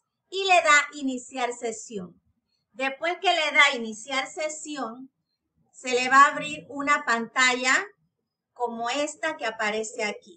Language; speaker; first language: Spanish; native; Spanish